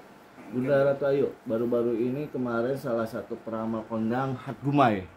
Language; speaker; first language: Indonesian; native; Indonesian